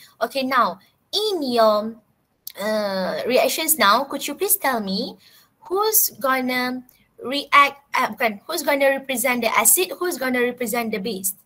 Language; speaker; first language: English; non-native, local second language; Malay